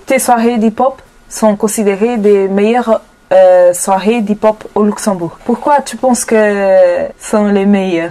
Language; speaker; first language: French; non-native, learner; Portuguese